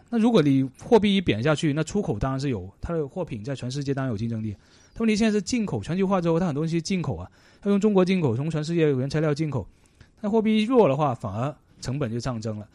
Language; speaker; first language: Chinese; non-native, local second language; Cantonese